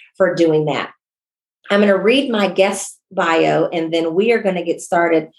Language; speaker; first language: English; native; English